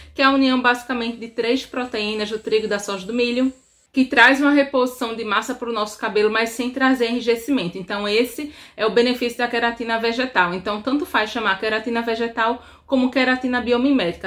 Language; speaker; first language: Portuguese; native; Portuguese